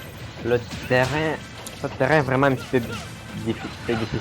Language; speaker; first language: French; non-native, learner; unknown